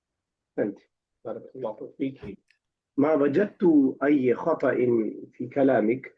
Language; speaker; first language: Arabic; non-native, fluent; Urdu